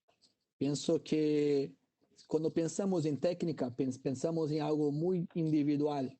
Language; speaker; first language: Spanish; non-native, fluent; Portuguese